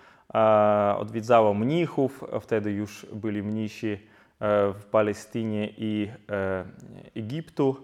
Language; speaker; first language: Polish; non-native, fluent; Ukrainian